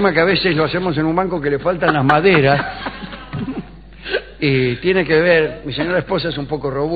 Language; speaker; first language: Spanish; native; Spanish